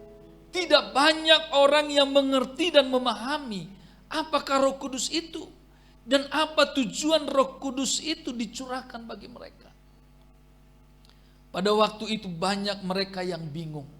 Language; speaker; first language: Indonesian; native; Indonesian